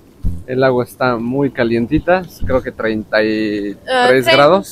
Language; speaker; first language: Spanish; native; Spanish